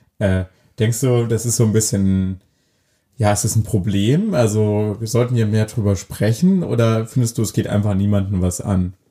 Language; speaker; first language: German; native; German